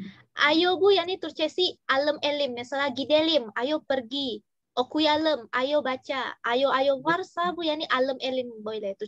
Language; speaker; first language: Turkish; non-native, learner; Indonesian